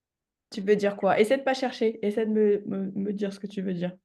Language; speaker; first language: French; native; French